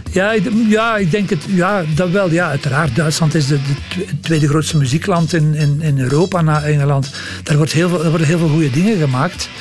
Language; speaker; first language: Dutch; native; Dutch